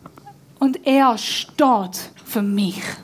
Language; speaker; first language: German; non-native, learner; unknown